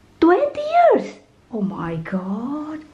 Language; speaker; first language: English; non-native, learner; Indonesian